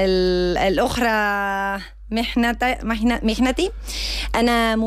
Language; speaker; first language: Arabic; non-native, learner; Spanish